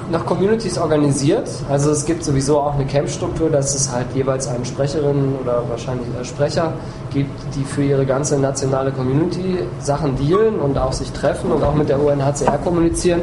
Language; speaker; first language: German; native; German